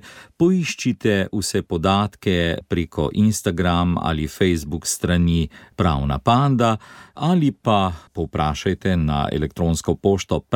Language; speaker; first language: Slovenian; native; Slovenian